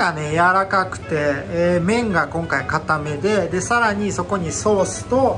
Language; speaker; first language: Japanese; native; Japanese